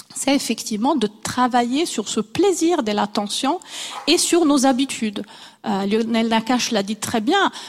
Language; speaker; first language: French; non-native, fluent; Italian